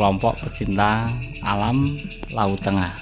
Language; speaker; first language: Indonesian; non-native, local second language; Javanese